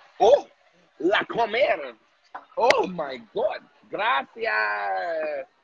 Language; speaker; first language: Spanish; non-native, learner; English